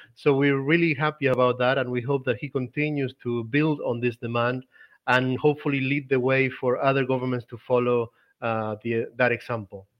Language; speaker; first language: English; non-native, fluent; Spanish